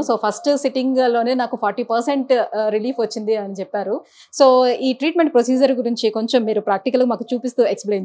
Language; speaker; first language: Telugu; native; Telugu